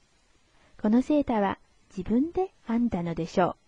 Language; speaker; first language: Japanese; non-native, fluent; Chinese